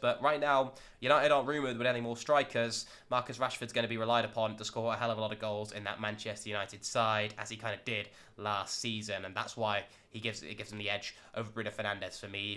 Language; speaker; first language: English; native; English